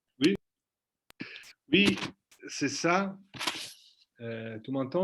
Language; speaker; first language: French; non-native, fluent; Italian